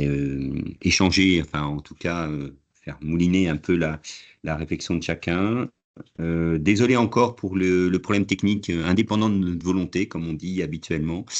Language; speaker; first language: French; native; French